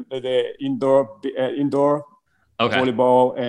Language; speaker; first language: English; non-native, fluent; Portuguese